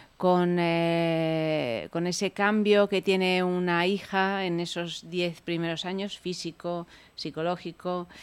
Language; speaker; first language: Spanish; early bilingual, other home language; Italian